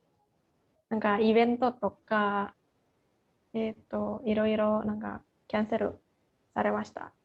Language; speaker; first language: Japanese; non-native, fluent; Indonesian